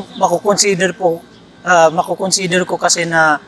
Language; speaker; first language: Filipino; native; Filipino